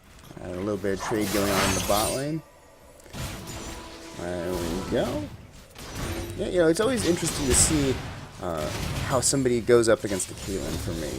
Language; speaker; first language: English; native; English